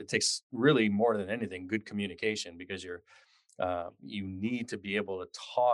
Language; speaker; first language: English; native; English